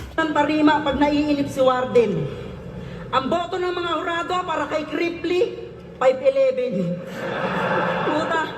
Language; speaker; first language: Filipino; native; Filipino